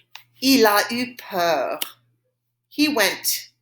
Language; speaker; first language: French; non-native, fluent; English